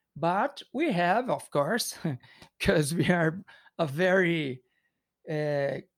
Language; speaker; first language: English; non-native, learner; Portuguese